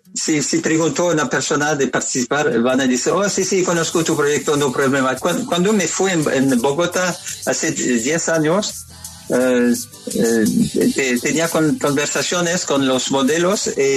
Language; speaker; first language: Spanish; non-native, learner; French